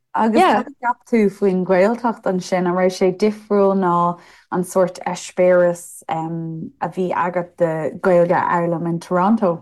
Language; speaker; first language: Irish; non-native, local second language; English